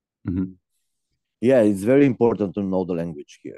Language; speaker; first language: English; non-native, fluent; Macedonian